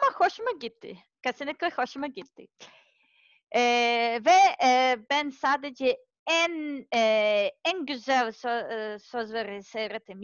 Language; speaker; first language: Turkish; non-native, learner; Serbian